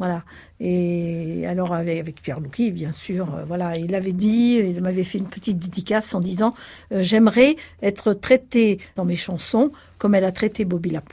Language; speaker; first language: French; native; French